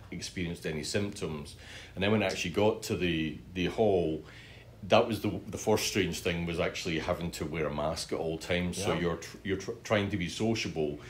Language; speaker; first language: English; native; English